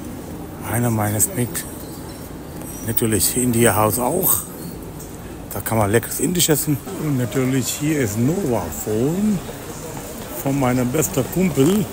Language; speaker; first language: German; non-native, fluent; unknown